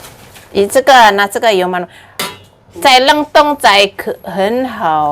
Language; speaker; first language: Chinese; non-native, learner; Javanese